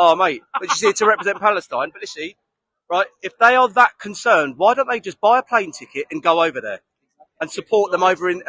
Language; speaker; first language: English; native; English